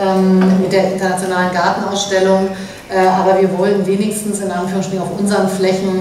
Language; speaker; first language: German; native; German